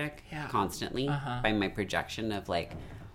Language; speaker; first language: English; native; English